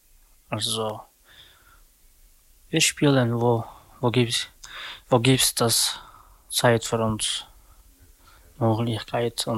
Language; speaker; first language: German; non-native, learner; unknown